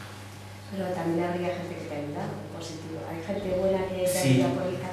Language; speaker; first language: Spanish; native; Spanish